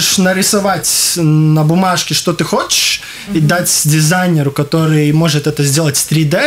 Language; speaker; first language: Russian; non-native, local second language; Latvian